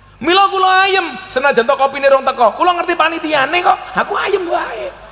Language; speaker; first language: Indonesian; native; Indonesian